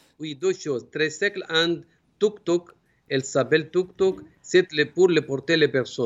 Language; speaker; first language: French; non-native, learner; Arabic